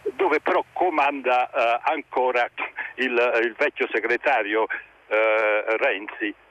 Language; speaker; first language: Italian; native; Italian